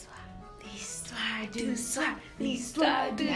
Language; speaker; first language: French; non-native, learner; English